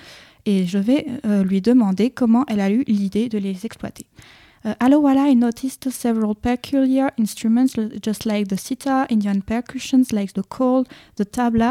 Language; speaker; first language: French; native; French